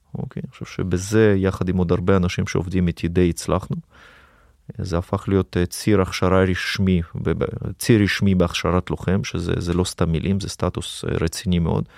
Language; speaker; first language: Hebrew; early bilingual, other home language; Russian